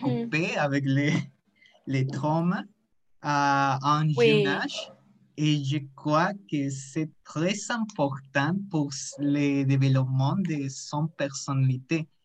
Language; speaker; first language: French; non-native, learner; Spanish